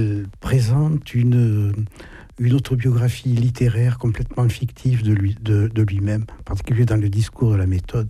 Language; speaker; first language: French; native; French